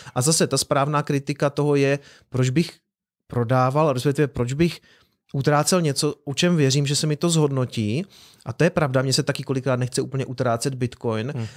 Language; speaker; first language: Czech; native; Czech